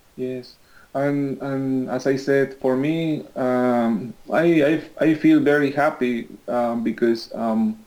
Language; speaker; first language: English; non-native, fluent; Spanish